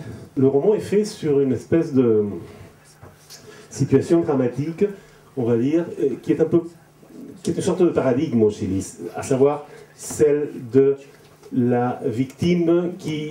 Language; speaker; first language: French; non-native, fluent; Spanish